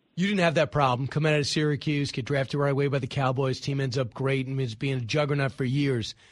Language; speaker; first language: English; native; English